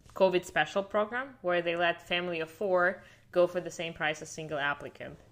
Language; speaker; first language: English; non-native, fluent; Russian